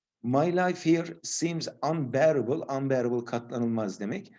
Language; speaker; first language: English; non-native, fluent; Turkish